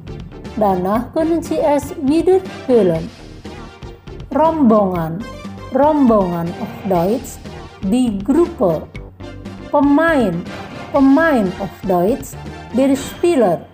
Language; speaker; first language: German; non-native, fluent; Indonesian